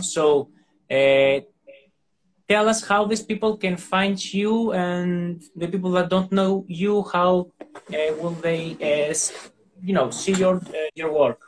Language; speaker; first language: English; non-native, fluent; Greek